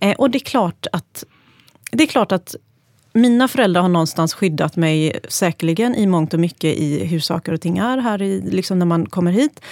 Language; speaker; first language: Swedish; early bilingual, other home language; Persian